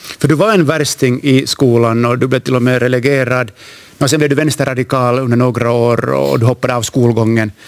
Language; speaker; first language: Swedish; native; Swedish